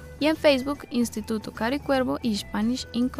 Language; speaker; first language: Spanish; native; Spanish